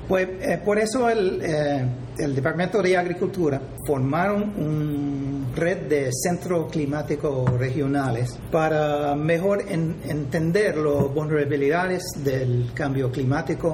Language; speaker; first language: Spanish; non-native, fluent; English